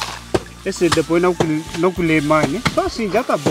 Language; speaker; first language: Portuguese; non-native, learner; Vietnamese